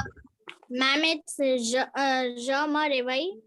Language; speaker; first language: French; non-native, learner; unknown